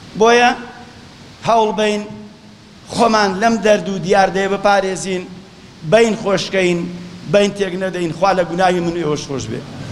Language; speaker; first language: Central Kurdish; native; Central Kurdish